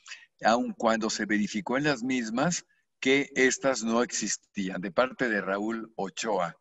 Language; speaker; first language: Spanish; native; Spanish